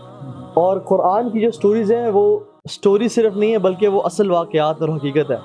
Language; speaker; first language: Urdu; native; Urdu